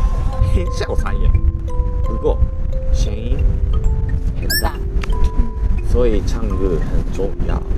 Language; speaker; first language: Chinese; non-native, learner; Japanese